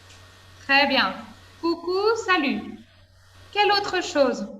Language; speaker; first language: French; non-native, fluent; Spanish